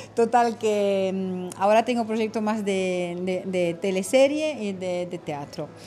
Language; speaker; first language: Spanish; non-native, fluent; French